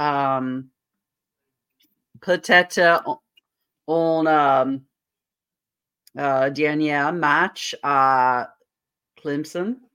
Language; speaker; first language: French; non-native, learner; English